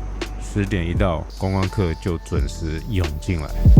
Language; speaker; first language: Chinese; native; Chinese